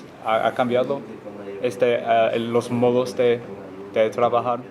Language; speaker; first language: Spanish; non-native, learner; English